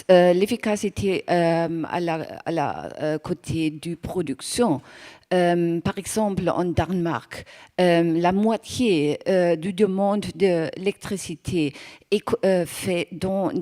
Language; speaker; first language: French; non-native, fluent; German